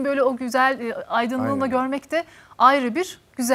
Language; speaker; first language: Turkish; native; Turkish